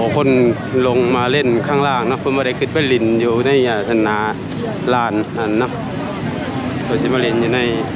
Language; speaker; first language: Thai; native; Thai